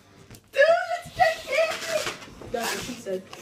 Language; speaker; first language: English; native; English